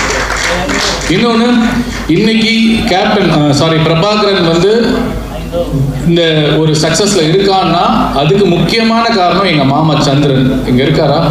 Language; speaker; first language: Tamil; native; Tamil